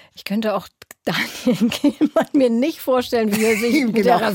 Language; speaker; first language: German; native; German